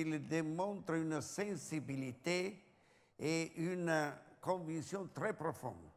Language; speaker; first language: French; non-native, learner; Italian